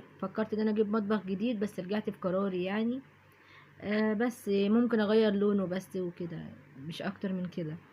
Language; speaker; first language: Arabic; native; Arabic